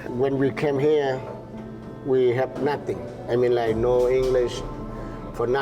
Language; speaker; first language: English; non-native, learner; Vietnamese